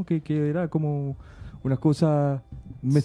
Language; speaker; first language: Spanish; non-native, learner; French